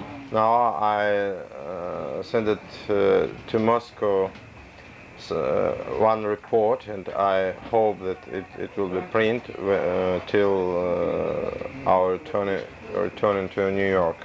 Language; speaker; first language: English; non-native, learner; Russian